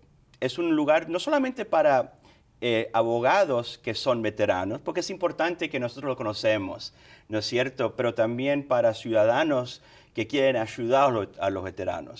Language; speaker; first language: Spanish; early bilingual, other home language; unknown